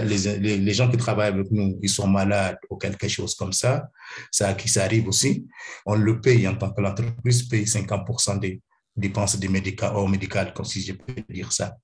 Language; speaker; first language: French; non-native, fluent; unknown